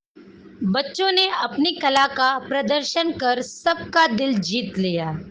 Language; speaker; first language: Hindi; native; Hindi